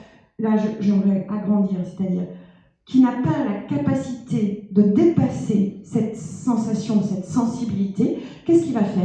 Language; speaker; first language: French; native; French